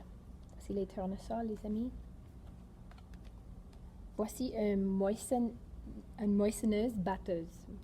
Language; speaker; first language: French; non-native, fluent; English